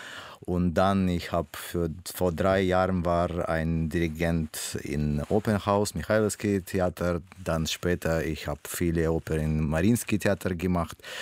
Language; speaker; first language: German; non-native, learner; Russian